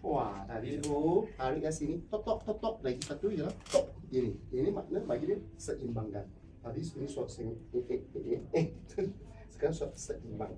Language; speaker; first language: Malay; non-native, local second language; Cantonese